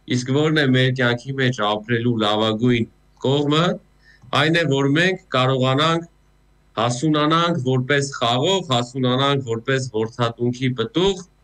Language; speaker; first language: Armenian; native; Armenian